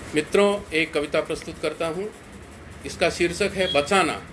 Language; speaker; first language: Hindi; native; Hindi